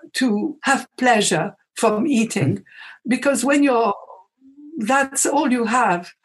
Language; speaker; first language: English; non-native, fluent; Arabic